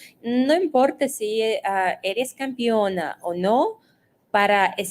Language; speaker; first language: Spanish; non-native, fluent; Russian